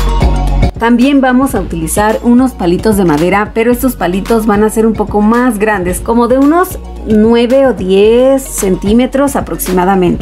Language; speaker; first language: Spanish; native; Spanish